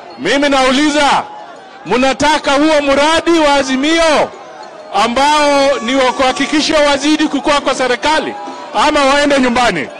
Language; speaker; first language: Swahili; non-native, local second language; Luyia